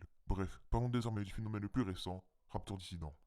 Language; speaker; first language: French; native; French